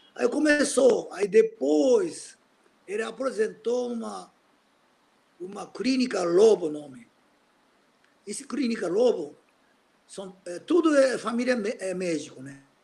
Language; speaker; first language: Portuguese; non-native, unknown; Japanese